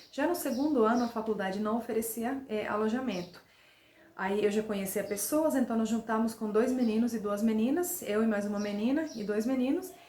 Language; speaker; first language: Portuguese; non-native, fluent; Finnish